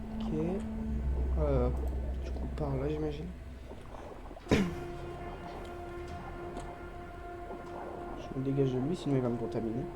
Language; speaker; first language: French; native; French